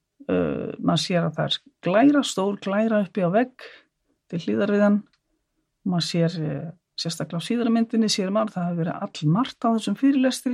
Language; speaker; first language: Icelandic; native; Icelandic